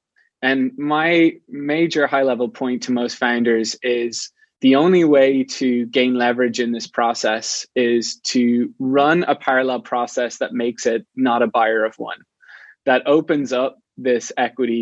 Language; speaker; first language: English; native; English